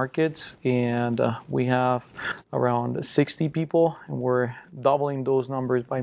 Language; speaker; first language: English; non-native, fluent; Spanish